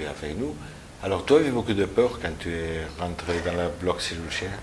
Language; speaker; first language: French; non-native, learner; Spanish